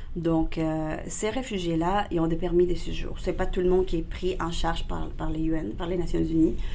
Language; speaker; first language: French; non-native, fluent; Spanish